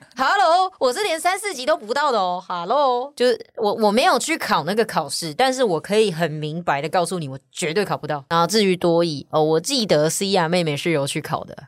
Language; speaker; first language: Chinese; native; Chinese